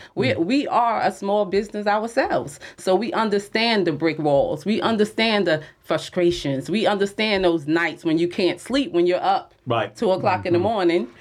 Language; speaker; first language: English; native; English